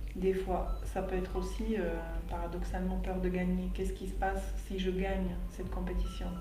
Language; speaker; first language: French; non-native, fluent; Slovak